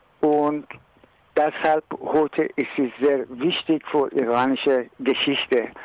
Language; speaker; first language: German; non-native, learner; Persian